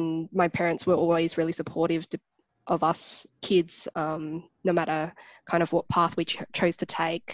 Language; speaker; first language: English; native; English